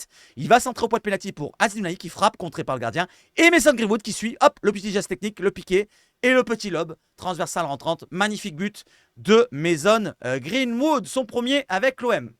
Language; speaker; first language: French; native; French